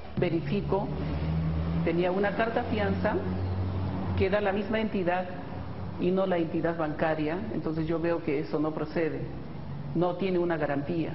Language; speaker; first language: Spanish; native; Spanish